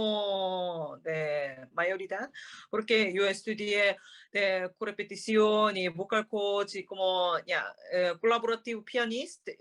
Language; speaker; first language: Spanish; non-native, learner; Korean